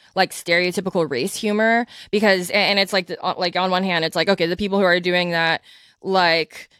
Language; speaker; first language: English; native; English